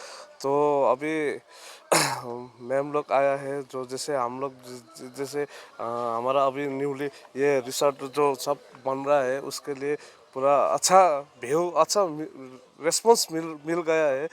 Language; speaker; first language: Hindi; non-native, local second language; Nepali